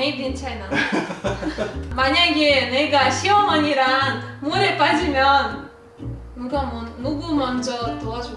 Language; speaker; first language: Korean; non-native, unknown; Russian